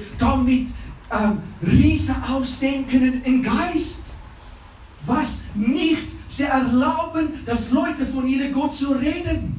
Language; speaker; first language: German; non-native, fluent; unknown